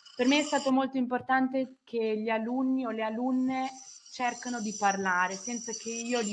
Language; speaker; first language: Italian; non-native, fluent; German